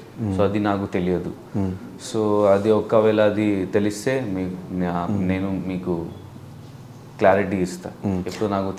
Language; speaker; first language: Telugu; non-native, local second language; Hindi